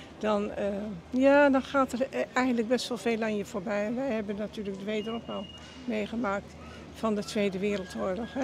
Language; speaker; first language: Dutch; native; Dutch